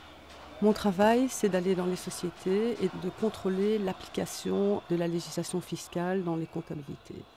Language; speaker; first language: French; native; French